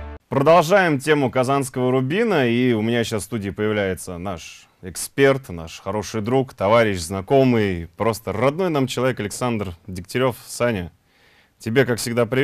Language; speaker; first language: Russian; native; Russian